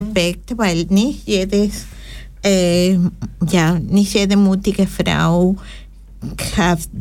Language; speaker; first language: German; non-native, fluent; Spanish